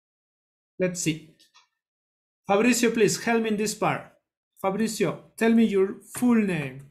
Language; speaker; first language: English; non-native, learner; Spanish